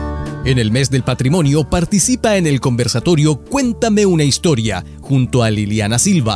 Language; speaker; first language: Spanish; native; Spanish